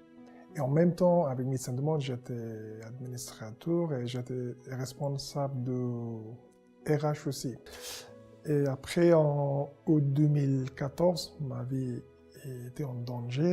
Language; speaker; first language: French; non-native, learner; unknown